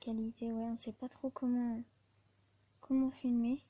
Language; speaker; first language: French; native; French